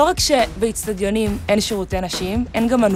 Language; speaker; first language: Hebrew; native; Hebrew